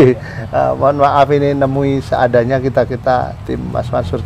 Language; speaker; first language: Indonesian; native; Indonesian